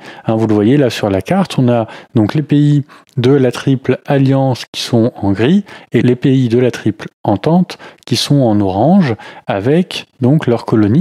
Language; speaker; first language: French; native; French